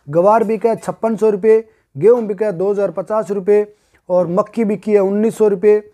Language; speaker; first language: Hindi; native; Hindi